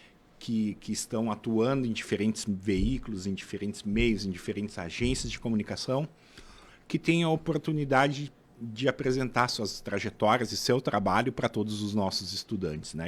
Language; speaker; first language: Portuguese; native; Portuguese